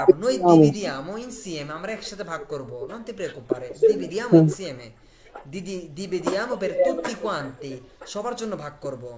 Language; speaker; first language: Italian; non-native, fluent; Bangla